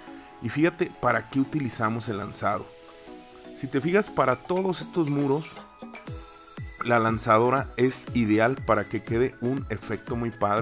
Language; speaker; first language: Spanish; native; Spanish